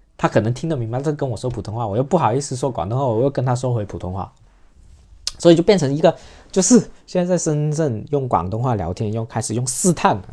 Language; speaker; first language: Chinese; non-native, local second language; Cantonese